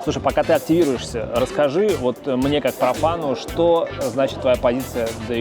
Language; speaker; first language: Russian; native; Russian